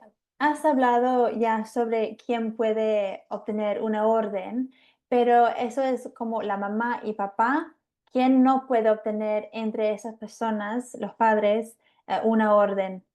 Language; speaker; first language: Spanish; non-native, fluent; English